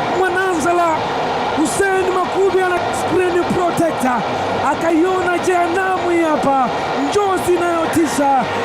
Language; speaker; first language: Swahili; native; Swahili